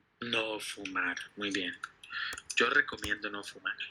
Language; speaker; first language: Spanish; non-native, fluent; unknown